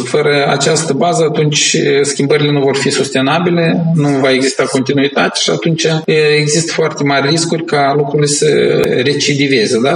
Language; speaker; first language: Romanian; native; Romanian